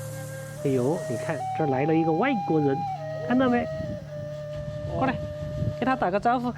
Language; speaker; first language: Chinese; native; Chinese